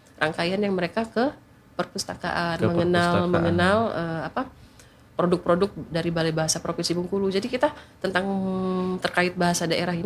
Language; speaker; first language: Indonesian; native; Indonesian